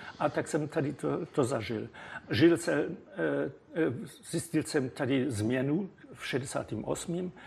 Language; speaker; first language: Czech; non-native, fluent; German